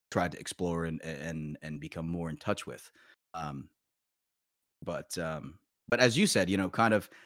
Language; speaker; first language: English; early bilingual, other home language; Korean